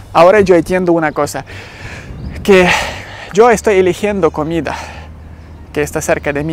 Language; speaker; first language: Spanish; non-native, learner; Ukrainian